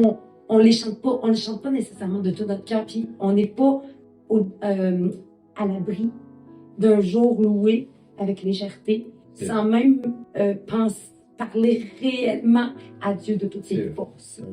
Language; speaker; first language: French; native; French